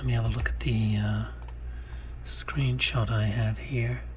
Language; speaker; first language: English; native; English